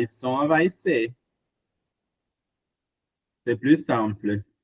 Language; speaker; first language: French; non-native, fluent; Portuguese